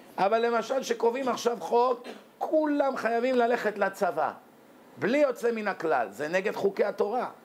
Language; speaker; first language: Hebrew; native; Hebrew